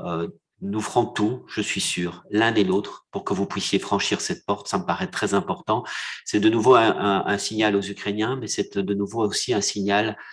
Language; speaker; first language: French; native; French